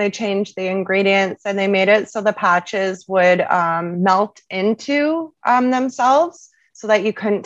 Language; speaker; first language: English; native; English